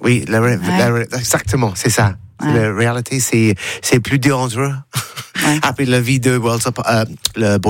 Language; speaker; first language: French; non-native, learner; English